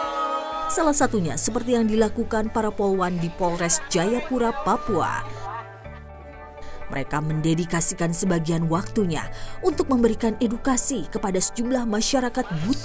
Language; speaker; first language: Indonesian; native; Indonesian